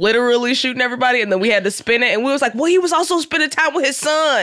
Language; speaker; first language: English; native; English